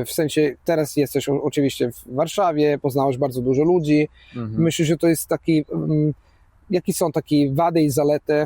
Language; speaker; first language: Polish; non-native, fluent; Italian